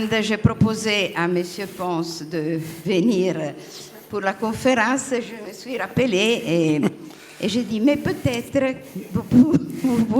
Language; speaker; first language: French; non-native, learner; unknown